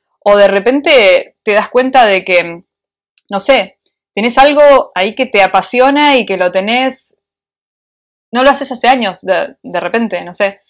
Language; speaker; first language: Spanish; native; Spanish